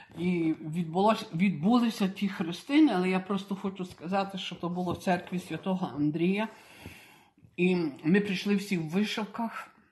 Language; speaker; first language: Ukrainian; early bilingual, heritage; Ukrainian